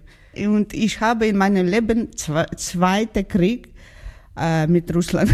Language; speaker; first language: German; non-native, learner; Georgian